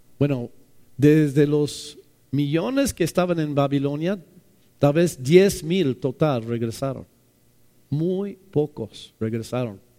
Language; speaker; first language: Spanish; non-native, fluent; English